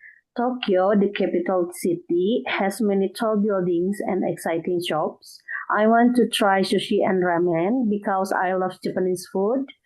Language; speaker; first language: English; non-native, learner; Indonesian